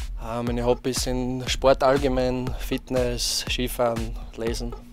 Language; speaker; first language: German; native; German